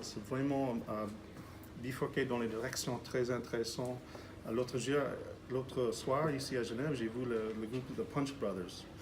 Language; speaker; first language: French; non-native, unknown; English